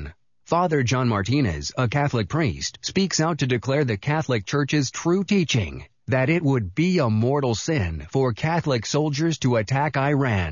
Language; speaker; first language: English; native; English